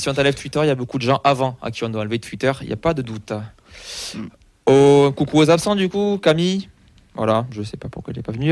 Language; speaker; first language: French; native; French